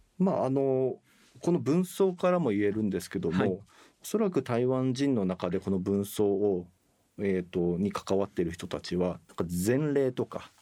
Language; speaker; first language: Japanese; native; Japanese